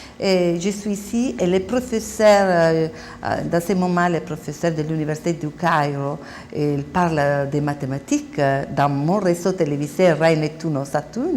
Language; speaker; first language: French; non-native, learner; Italian